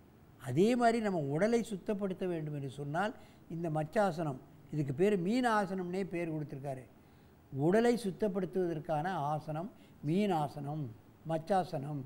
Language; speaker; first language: Tamil; native; Tamil